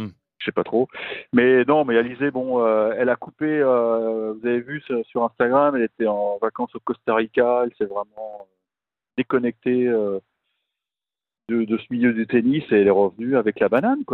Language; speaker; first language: French; native; French